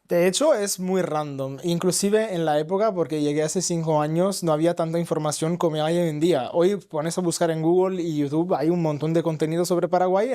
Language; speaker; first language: Spanish; non-native, fluent; Italian